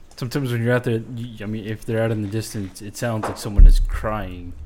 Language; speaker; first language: English; native; English